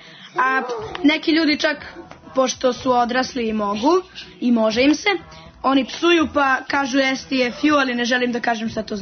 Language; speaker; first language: Serbian; native; Serbian